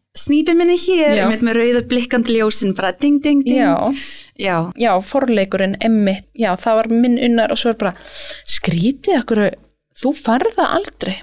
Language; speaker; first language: Icelandic; early bilingual, heritage; English